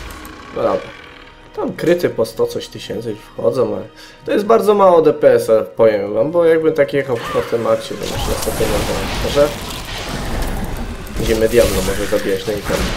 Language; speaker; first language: Polish; native; Polish